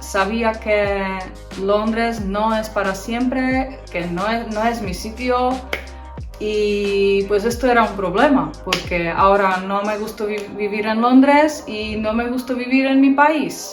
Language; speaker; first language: Spanish; non-native, fluent; Czech